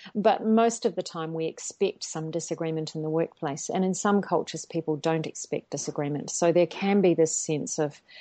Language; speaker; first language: English; native; English